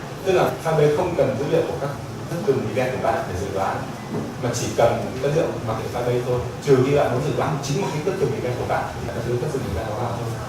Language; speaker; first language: Vietnamese; native; Vietnamese